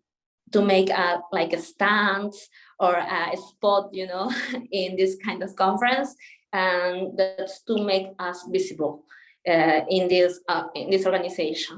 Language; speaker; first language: English; non-native, local second language; Spanish